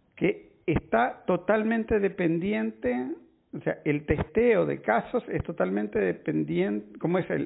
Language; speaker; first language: Spanish; native; Spanish